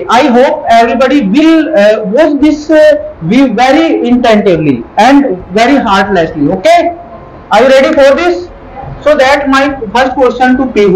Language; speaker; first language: English; non-native, local second language; Hindi